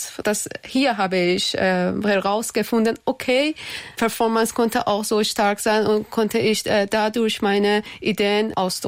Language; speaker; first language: German; non-native, learner; Persian